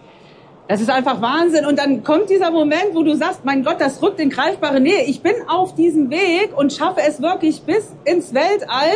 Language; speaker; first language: German; native; German